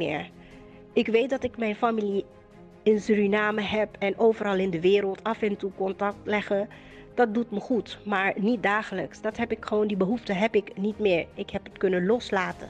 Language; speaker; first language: Dutch; native; Dutch